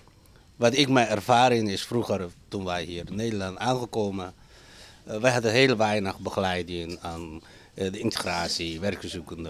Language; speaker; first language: Dutch; non-native, fluent; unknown